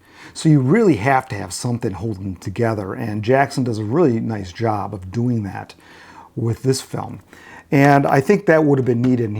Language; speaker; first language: English; native; English